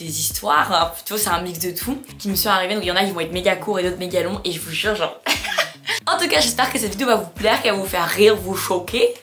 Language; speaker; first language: French; non-native, fluent; Khmer